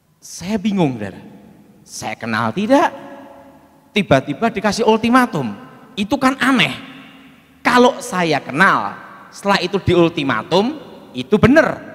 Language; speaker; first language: Indonesian; native; Indonesian